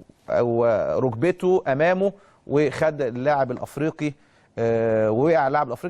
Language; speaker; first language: Arabic; native; Arabic